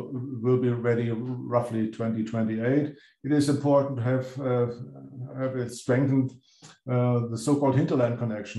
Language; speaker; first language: English; non-native, fluent; German